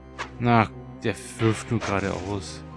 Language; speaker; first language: German; native; German